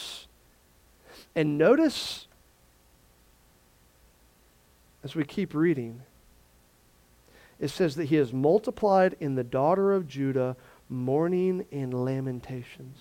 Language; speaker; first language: English; native; English